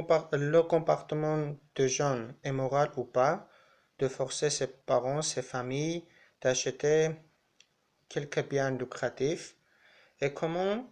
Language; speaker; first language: French; non-native, learner; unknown